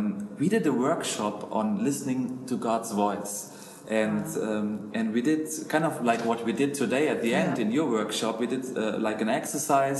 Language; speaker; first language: English; non-native, fluent; German